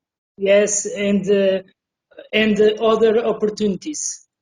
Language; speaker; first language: English; non-native, learner; Portuguese